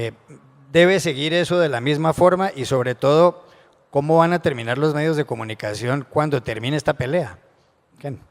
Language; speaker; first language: Spanish; native; Spanish